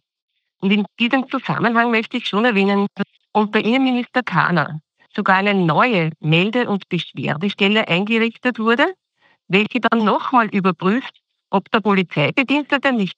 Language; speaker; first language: German; native; German